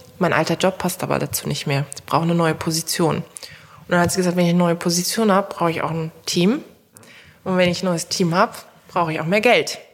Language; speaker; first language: German; early bilingual, other home language; Turkish